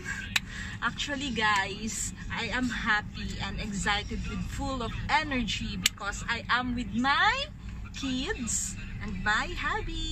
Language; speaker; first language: English; non-native, local second language; Filipino